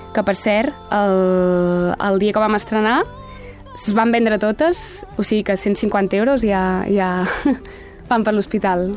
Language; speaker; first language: Catalan; native; Catalan